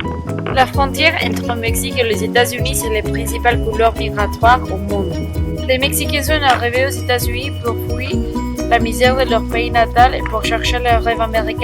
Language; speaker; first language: French; non-native, learner; Spanish